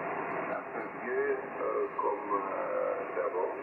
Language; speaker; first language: French; non-native, fluent; German